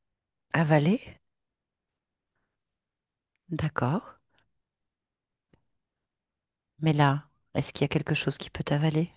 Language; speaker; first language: French; native; French